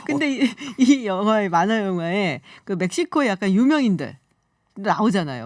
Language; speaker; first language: Korean; native; Korean